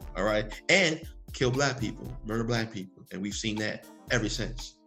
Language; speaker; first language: English; native; English